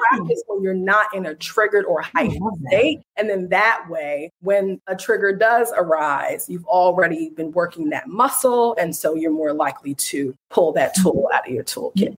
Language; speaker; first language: English; native; English